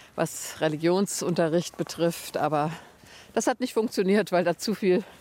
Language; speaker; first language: German; native; German